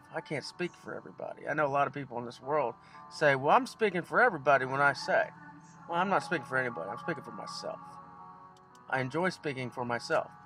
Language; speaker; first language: English; native; English